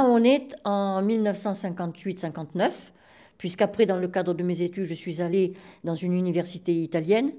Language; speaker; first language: French; native; French